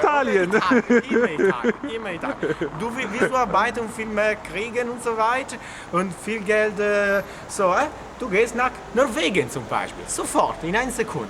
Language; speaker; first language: German; non-native, learner; Italian